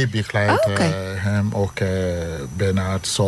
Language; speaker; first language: Dutch; non-native, fluent; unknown